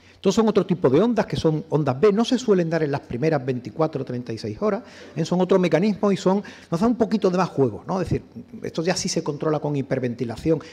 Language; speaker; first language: Spanish; native; Spanish